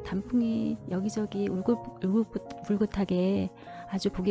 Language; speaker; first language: Korean; native; Korean